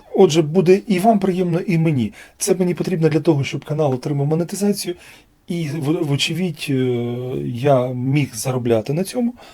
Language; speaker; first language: Ukrainian; non-native, local second language; Russian